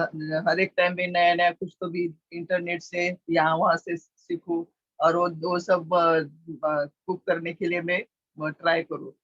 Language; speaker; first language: Hindi; non-native, local second language; Marathi